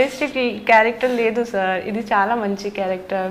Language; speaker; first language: Telugu; non-native, learner; Hindi